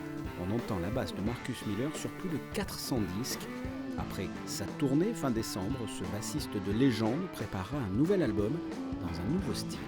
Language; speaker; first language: French; native; French